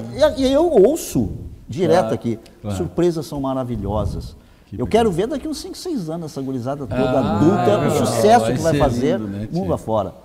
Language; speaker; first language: Portuguese; native; Portuguese